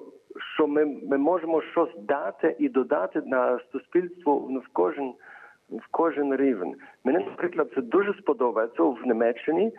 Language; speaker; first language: Ukrainian; early bilingual, heritage; Ukrainian